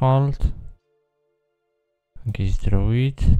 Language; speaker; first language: Polish; native; Polish